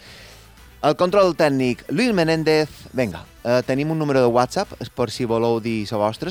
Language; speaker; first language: Catalan; native; Catalan